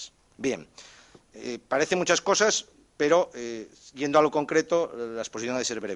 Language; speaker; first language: Spanish; native; Spanish